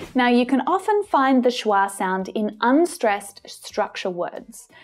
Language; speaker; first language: English; native; English